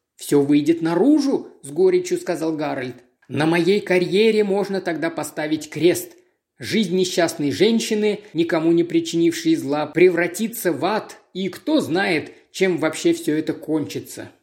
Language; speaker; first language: Russian; native; Russian